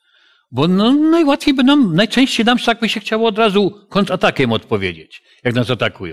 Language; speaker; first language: Polish; native; Polish